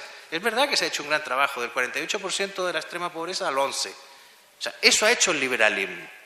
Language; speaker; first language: Spanish; native; Spanish